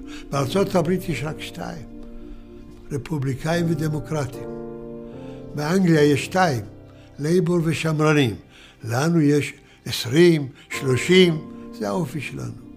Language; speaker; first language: Hebrew; early bilingual, other home language; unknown